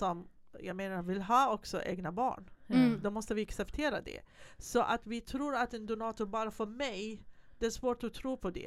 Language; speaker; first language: Swedish; non-native, fluent; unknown